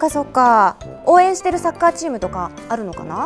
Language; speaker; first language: Japanese; native; Japanese